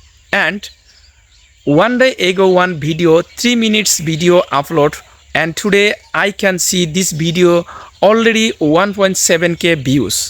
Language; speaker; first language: English; non-native, learner; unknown